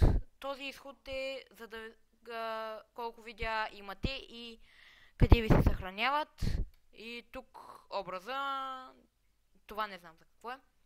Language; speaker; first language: Bulgarian; native; Bulgarian